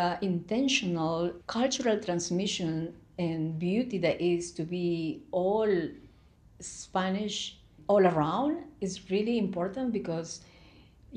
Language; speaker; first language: English; non-native, fluent; Spanish